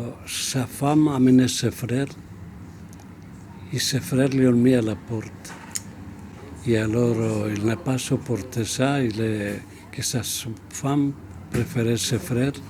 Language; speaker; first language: French; non-native, fluent; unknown